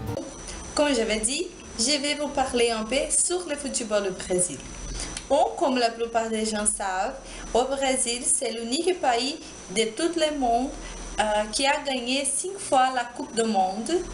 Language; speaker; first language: French; non-native, learner; Portuguese